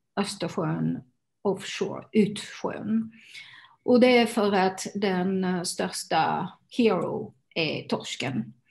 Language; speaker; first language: Swedish; non-native, fluent; French